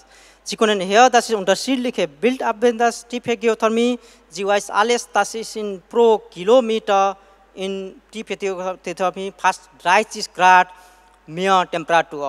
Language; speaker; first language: German; non-native, learner; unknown